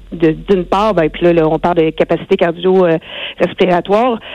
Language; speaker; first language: French; native; French